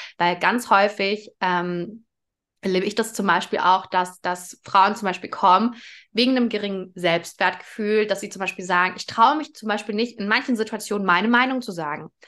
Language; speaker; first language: German; early bilingual, other home language; Russian